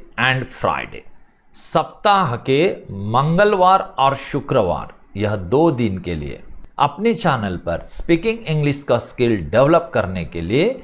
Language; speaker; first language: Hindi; non-native, local second language; Marathi